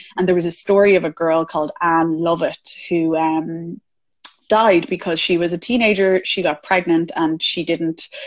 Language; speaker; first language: English; native; English